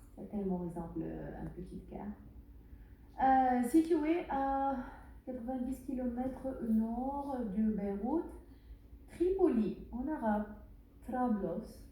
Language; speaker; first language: French; non-native, learner; Arabic